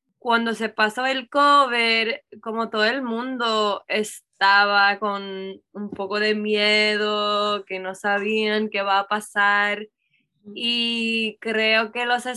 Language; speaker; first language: Spanish; non-native, learner; English